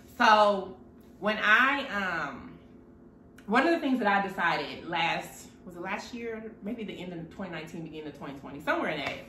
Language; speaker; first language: English; native; English